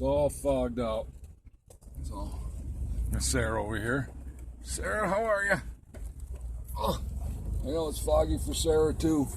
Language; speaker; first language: English; native; English